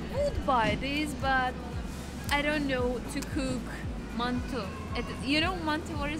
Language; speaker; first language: English; non-native, learner; Uzbek